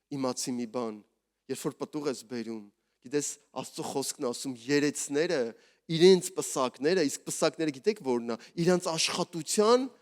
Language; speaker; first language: Armenian; native; Armenian